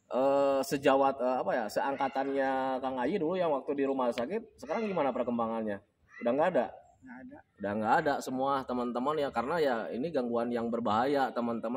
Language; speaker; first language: Indonesian; native; Indonesian